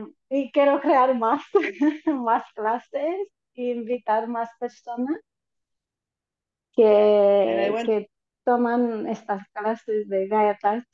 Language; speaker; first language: Spanish; non-native, fluent; Romanian